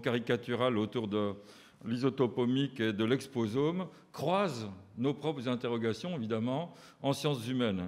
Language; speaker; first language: French; native; French